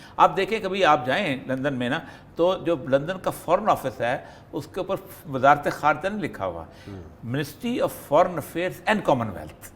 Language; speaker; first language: Urdu; non-native, local second language; Punjabi